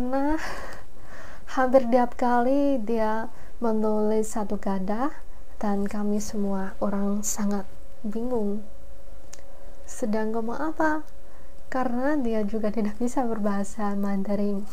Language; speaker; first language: Indonesian; non-native, fluent; Chinese